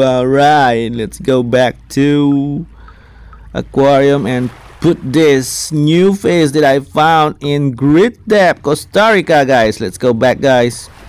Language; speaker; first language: English; non-native, fluent; Indonesian